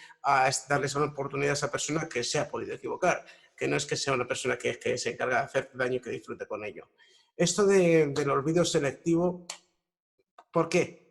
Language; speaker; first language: Spanish; native; Spanish